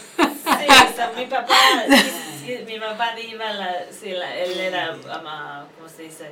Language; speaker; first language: Spanish; early bilingual, heritage; Spanish